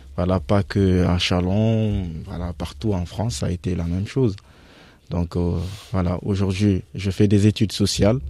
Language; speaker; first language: French; non-native, local second language; Fula